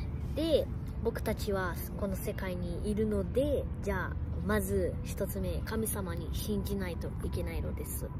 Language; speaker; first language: Japanese; early bilingual, other home language; Portuguese